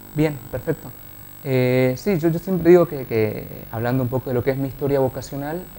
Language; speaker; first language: Spanish; native; Spanish